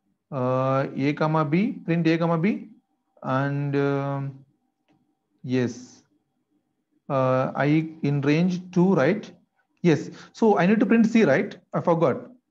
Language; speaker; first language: English; non-native, local second language; Telugu